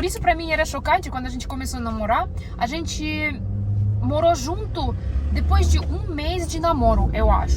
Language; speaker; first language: Portuguese; non-native, learner; Russian